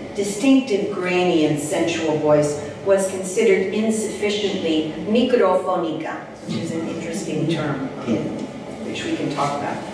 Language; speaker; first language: English; native; English